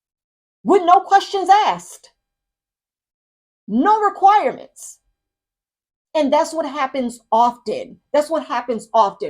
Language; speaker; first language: English; native; English